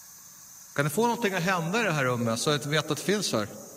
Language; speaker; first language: Swedish; native; Swedish